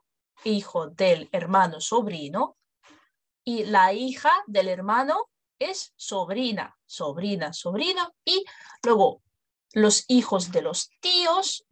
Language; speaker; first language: Spanish; non-native, fluent; English